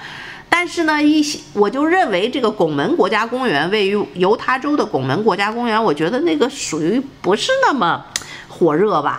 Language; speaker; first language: Chinese; native; Chinese